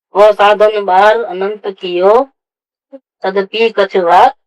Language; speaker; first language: Hindi; non-native, local second language; Gujarati